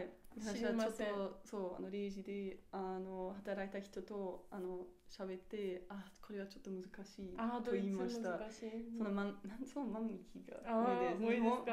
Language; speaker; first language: Japanese; non-native, learner; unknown